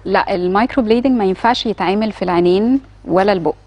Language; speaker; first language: Arabic; native; Arabic